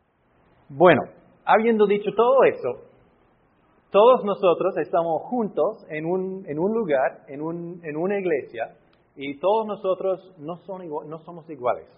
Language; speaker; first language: Spanish; non-native, fluent; English